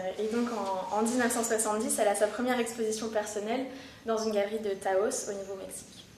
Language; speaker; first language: French; native; French